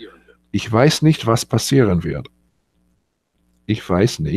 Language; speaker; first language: German; non-native, fluent; English